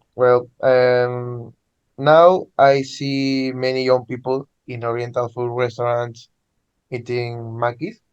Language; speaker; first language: English; non-native, learner; Spanish